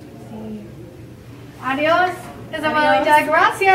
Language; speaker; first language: Spanish; non-native, learner; English